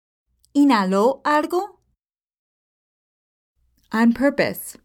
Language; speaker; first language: Spanish; non-native, fluent; English